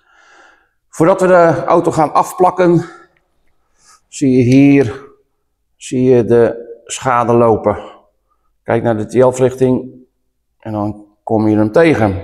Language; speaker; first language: Dutch; native; Dutch